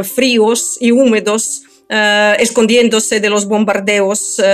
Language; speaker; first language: Spanish; non-native, fluent; Ukrainian